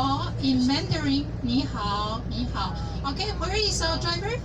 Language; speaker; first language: English; non-native, learner; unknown